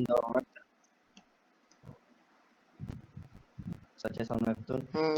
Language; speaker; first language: English; non-native, learner; Indonesian